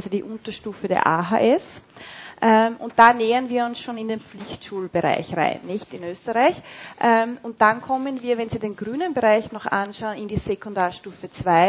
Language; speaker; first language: German; native; German